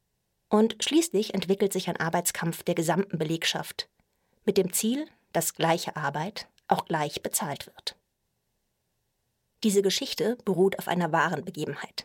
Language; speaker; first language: German; native; German